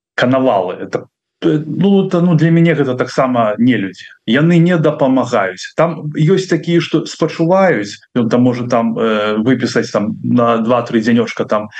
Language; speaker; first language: Belarusian; non-native, local second language; Russian